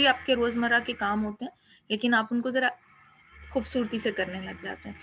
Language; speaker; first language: Urdu; native; Urdu